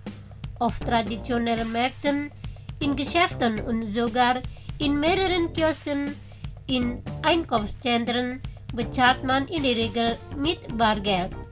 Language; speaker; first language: German; non-native, fluent; Indonesian